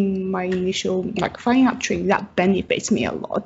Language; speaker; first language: English; non-native, fluent; Chinese